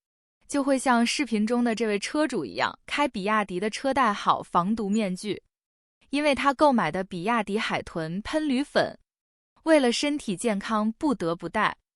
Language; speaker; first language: Chinese; native; Chinese